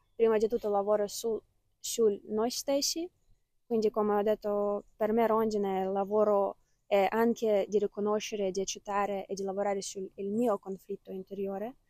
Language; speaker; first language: Italian; non-native, fluent; Ukrainian